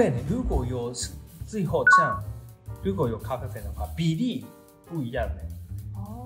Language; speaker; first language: Chinese; non-native, learner; Japanese